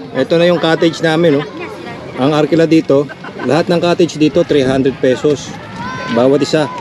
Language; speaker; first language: Filipino; native; Filipino